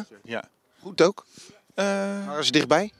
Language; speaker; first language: Dutch; native; Dutch